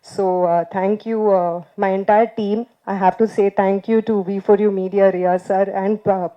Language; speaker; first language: English; non-native, local second language; Tamil